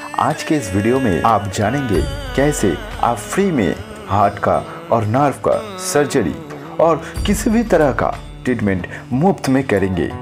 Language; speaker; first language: Hindi; non-native, local second language; Bangla